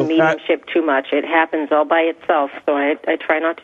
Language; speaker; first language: English; native; English